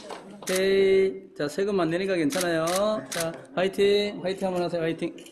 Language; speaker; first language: Korean; native; Korean